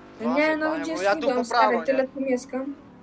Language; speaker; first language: Polish; native; Polish